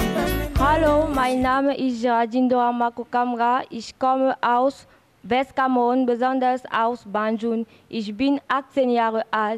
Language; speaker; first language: German; non-native, learner; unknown